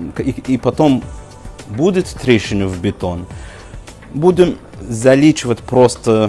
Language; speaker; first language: Russian; non-native, learner; Arabic